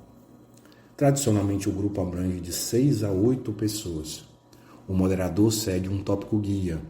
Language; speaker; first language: Portuguese; native; Portuguese